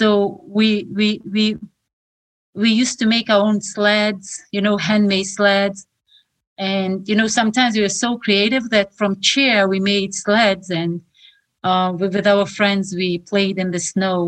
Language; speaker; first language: English; non-native, fluent; Shughni